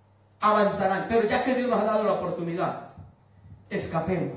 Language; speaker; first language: Spanish; native; Spanish